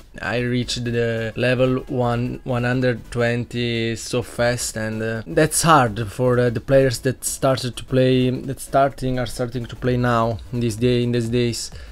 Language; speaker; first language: English; non-native, learner; Italian